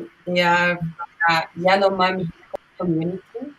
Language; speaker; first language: English; non-native, learner; Portuguese